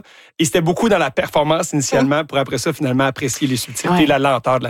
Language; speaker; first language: French; native; French